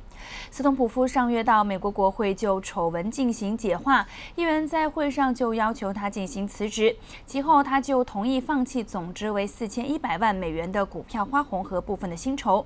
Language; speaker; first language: Chinese; non-native, local second language; Cantonese